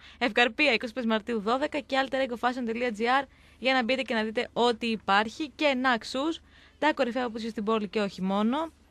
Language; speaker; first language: Greek; native; Greek